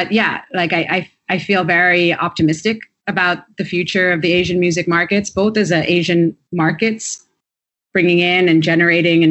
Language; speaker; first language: English; native; English